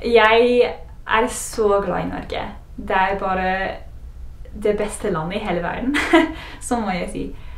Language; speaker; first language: Norwegian; non-native, fluent; English